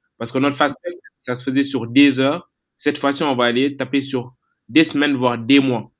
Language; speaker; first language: French; non-native, local second language; Wolof